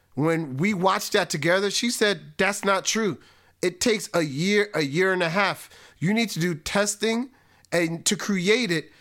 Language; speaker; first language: English; native; English